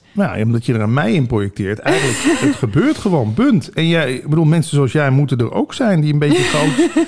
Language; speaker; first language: Dutch; native; Dutch